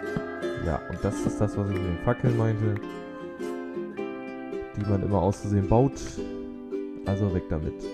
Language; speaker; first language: German; native; German